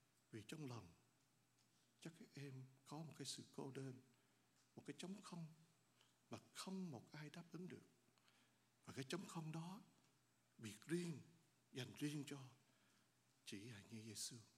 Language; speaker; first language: Vietnamese; native; Vietnamese